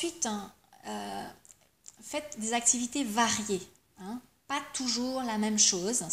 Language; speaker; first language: French; native; French